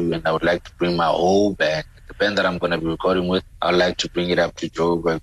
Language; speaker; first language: English; non-native, local second language; Southern Sotho